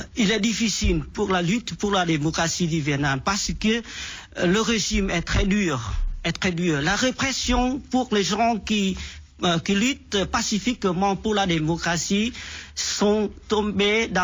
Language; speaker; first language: French; non-native, fluent; Vietnamese